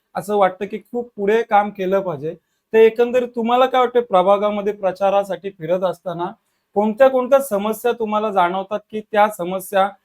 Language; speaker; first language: Marathi; native; Marathi